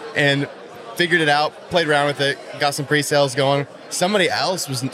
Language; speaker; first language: English; native; English